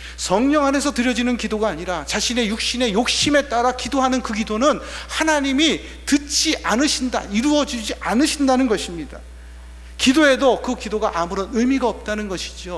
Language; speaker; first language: Korean; native; Korean